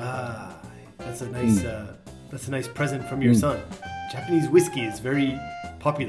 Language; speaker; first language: English; non-native, learner; Japanese